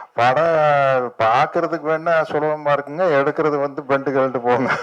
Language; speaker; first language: Tamil; native; Tamil